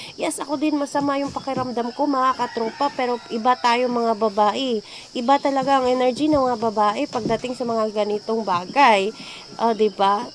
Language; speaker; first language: Filipino; non-native, local second language; Cebuano